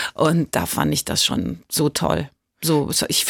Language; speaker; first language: German; early bilingual, heritage; German